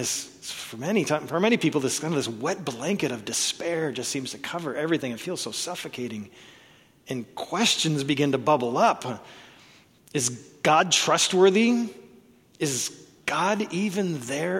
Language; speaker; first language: English; native; English